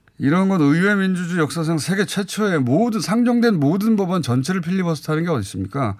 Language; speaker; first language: Korean; native; Korean